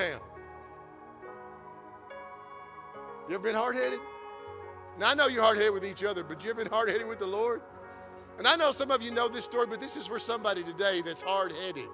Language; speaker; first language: English; native; English